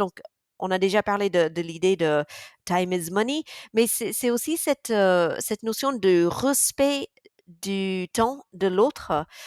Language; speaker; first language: French; non-native, fluent; English